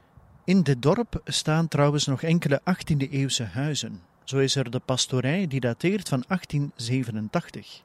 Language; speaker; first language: Dutch; native; Dutch